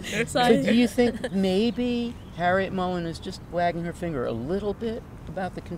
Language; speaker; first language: English; native; English